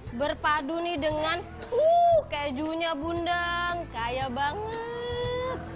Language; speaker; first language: Indonesian; native; Indonesian